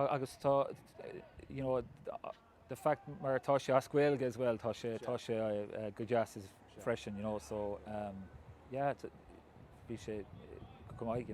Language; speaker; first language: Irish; non-native, local second language; English